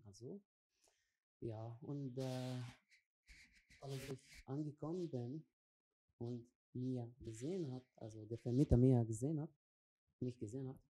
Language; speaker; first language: German; non-native, learner; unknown